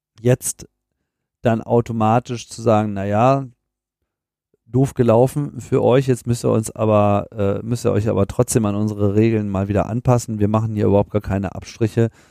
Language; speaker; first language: German; native; German